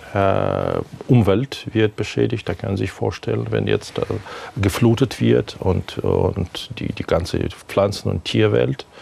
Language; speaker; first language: German; non-native, fluent; Ukrainian